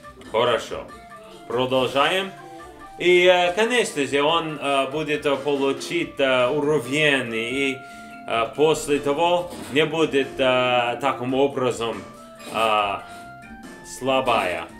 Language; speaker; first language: Russian; non-native, learner; English